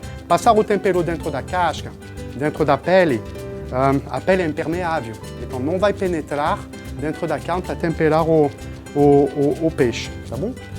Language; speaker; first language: Portuguese; non-native, fluent; French